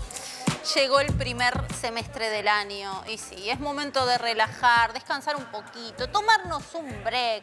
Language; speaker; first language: Spanish; native; Spanish